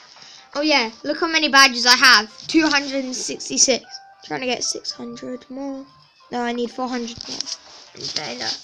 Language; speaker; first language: English; native; English